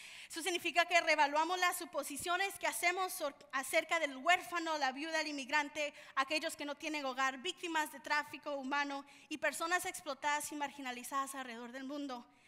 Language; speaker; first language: Spanish; early bilingual, heritage; Spanish